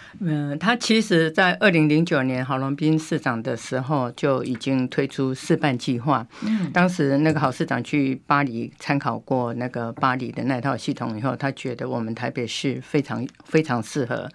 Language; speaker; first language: Chinese; native; Chinese